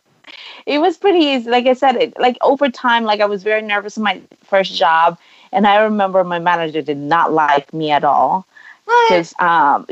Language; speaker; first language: English; non-native, local second language; Cebuano